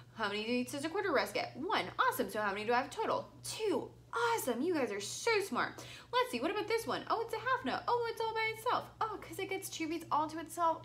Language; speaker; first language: English; native; English